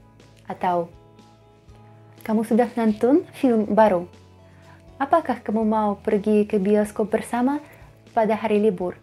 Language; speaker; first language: Indonesian; non-native, fluent; Russian